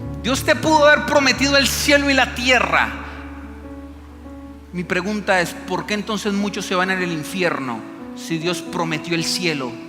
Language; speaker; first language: Spanish; native; Spanish